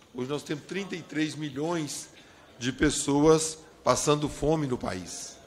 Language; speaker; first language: Portuguese; native; Portuguese